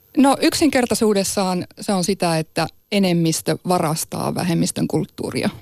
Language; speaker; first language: Finnish; non-native, local second language; Northern Sami